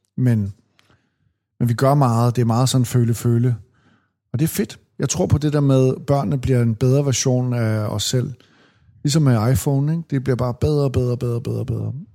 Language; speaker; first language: Danish; native; Danish